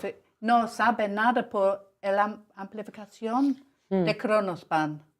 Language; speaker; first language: Spanish; non-native, learner; English